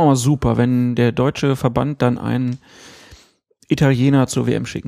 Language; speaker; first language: German; native; German